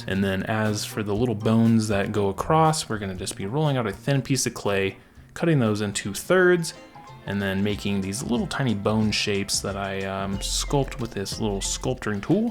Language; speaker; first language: English; native; English